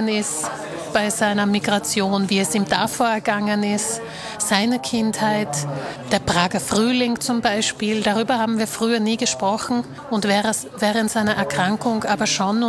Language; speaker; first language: German; early bilingual, other home language; Slovak